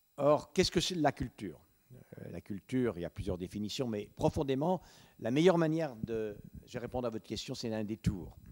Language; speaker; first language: French; native; French